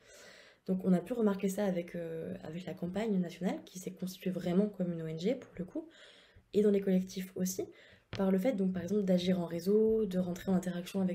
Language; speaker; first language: French; native; French